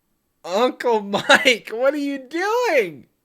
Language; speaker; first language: English; native; English